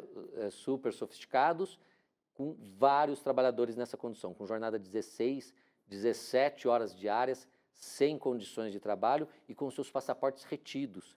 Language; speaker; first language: Portuguese; native; Portuguese